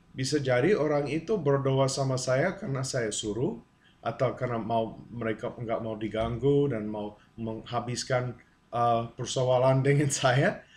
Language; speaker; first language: Indonesian; non-native, fluent; English